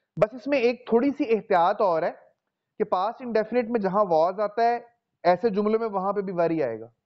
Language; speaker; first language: Urdu; non-native, local second language; Punjabi